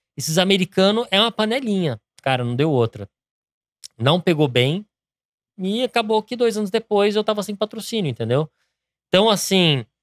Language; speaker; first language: Portuguese; early bilingual, other home language; English